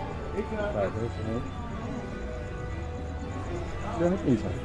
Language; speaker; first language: Spanish; non-native, learner; English